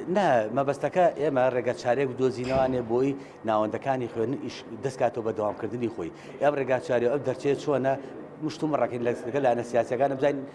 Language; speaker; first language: Central Kurdish; native; Central Kurdish